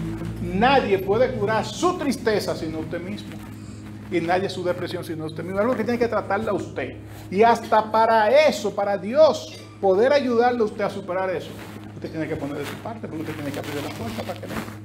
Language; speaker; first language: Spanish; native; Spanish